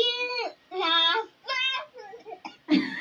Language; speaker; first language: English; non-native, learner; Chinese